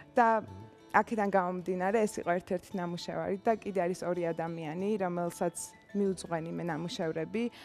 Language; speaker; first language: Georgian; early bilingual, heritage; Georgian